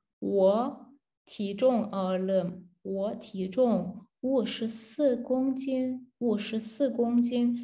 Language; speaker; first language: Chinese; non-native, learner; Turkish